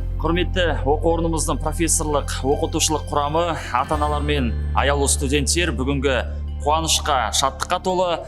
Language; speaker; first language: Kazakh; native; Kazakh